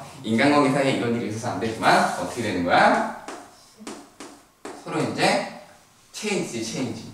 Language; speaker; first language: Korean; native; Korean